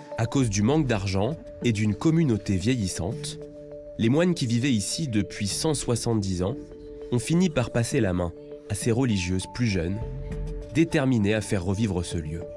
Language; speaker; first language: French; native; French